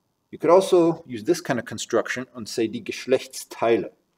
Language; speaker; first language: English; native; English